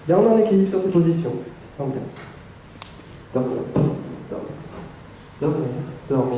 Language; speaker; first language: French; native; French